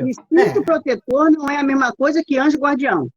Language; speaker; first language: Portuguese; native; Portuguese